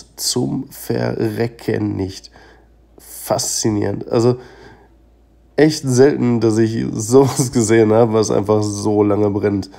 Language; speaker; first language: German; native; German